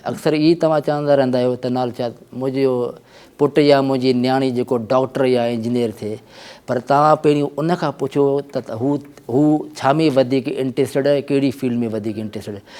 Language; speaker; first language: Sindhi; native; Sindhi